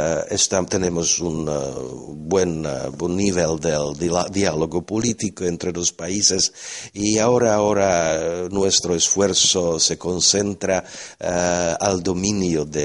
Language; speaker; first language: Spanish; non-native, fluent; Slovak